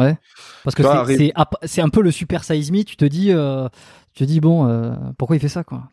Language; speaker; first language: French; native; French